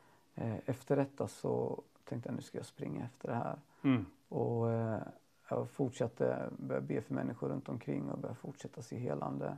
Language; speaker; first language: Swedish; native; Swedish